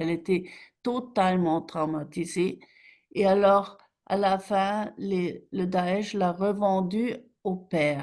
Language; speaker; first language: French; non-native, fluent; German